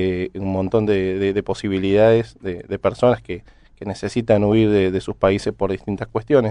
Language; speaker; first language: Spanish; native; Spanish